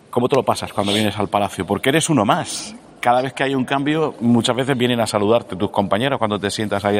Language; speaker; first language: Spanish; native; Spanish